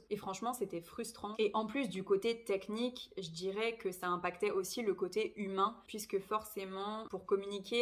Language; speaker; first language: French; native; French